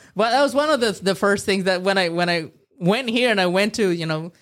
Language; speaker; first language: English; non-native, fluent; Spanish